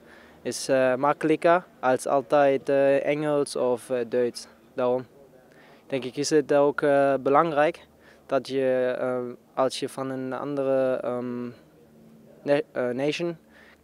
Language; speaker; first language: Dutch; non-native, learner; German